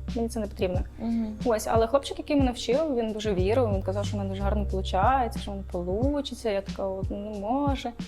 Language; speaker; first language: Ukrainian; non-native, local second language; Romanian